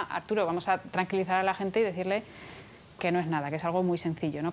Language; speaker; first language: Spanish; native; Spanish